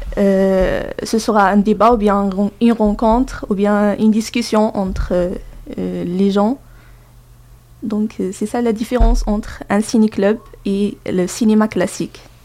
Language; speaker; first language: French; non-native, local second language; Arabic